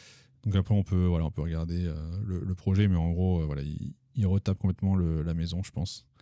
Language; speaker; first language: French; native; French